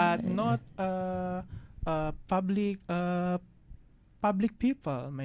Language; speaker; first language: English; non-native, learner; Indonesian